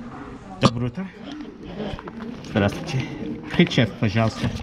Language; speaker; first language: Russian; non-native, learner; English